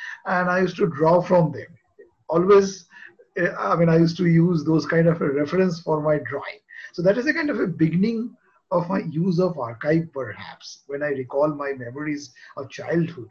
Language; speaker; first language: English; non-native, local second language; Bangla